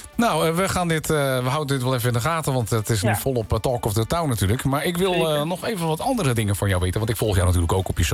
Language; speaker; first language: Dutch; native; Dutch